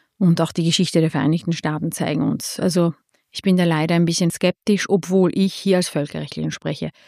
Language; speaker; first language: German; early bilingual, other home language; Armenian